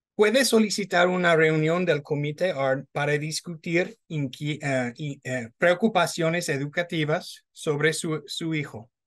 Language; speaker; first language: Spanish; non-native, fluent; English